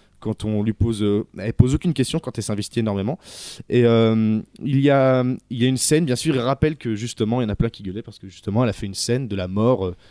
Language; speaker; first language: French; native; French